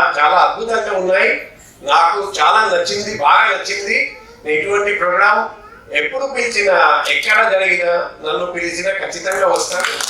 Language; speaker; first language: Telugu; non-native, fluent; Bangla